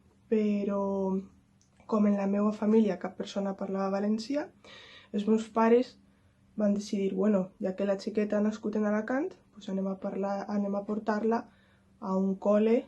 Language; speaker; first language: Catalan; non-native, local second language; Spanish